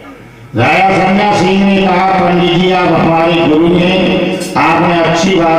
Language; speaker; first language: Hindi; native; Hindi